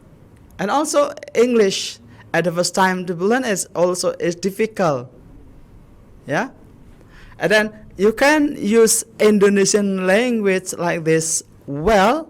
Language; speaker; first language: English; non-native, learner; Indonesian